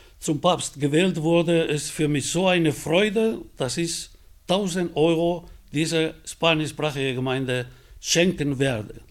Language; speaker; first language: German; non-native, fluent; Spanish